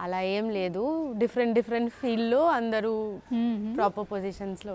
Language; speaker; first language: Telugu; non-native, learner; Bangla